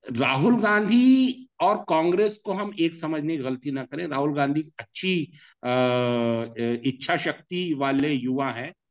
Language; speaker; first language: Hindi; native; Hindi